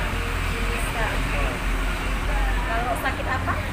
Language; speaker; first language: Indonesian; non-native, local second language; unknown